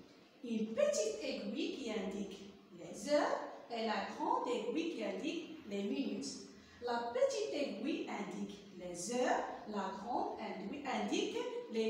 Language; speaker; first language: French; non-native, local second language; Arabic